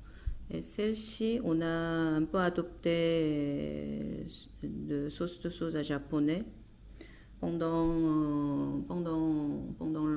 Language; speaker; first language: French; non-native, fluent; Korean